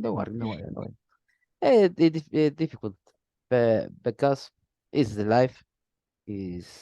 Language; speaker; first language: English; non-native, learner; Spanish